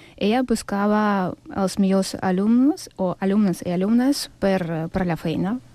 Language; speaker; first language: Catalan; non-native, fluent; Russian